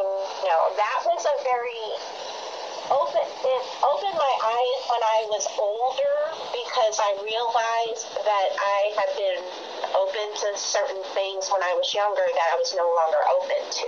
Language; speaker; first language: English; native; English